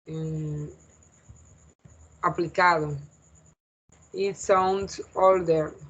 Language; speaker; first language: English; non-native, learner; Spanish